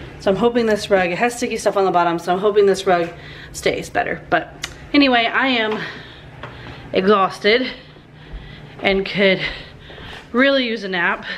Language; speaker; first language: English; native; English